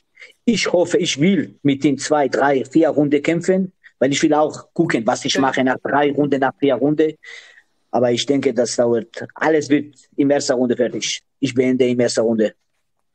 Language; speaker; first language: German; non-native, learner; Georgian